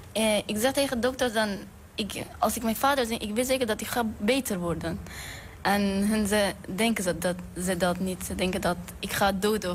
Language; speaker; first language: Dutch; non-native, fluent; Persian